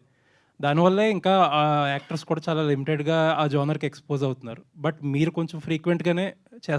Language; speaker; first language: Telugu; native; Telugu